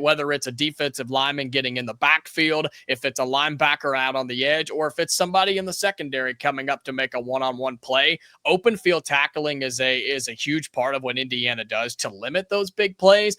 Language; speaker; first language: English; native; English